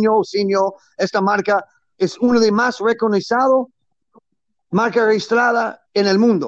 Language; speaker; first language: Spanish; non-native, learner; English